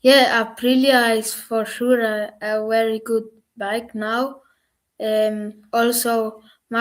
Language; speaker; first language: English; non-native, learner; German